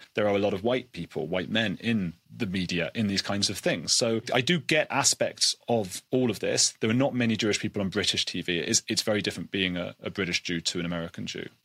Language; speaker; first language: English; native; English